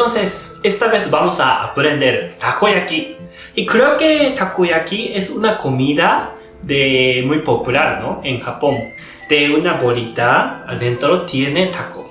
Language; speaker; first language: Spanish; non-native, learner; Japanese